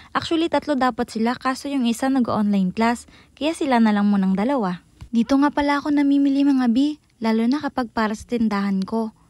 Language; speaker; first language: Filipino; non-native, local second language; Hiligaynon